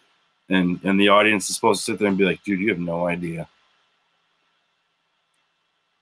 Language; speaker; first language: English; native; English